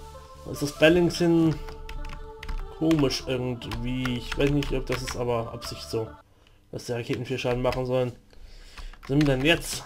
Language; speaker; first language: German; native; German